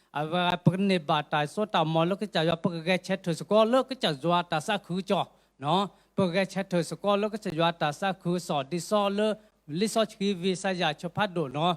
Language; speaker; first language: Thai; non-native, local second language; S'gaw Karen